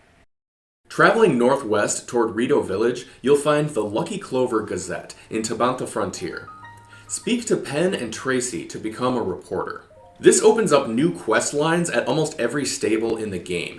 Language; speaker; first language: English; native; English